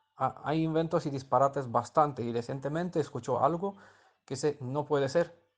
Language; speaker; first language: Spanish; non-native, fluent; Romanian